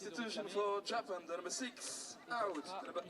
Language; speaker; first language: English; non-native, fluent; French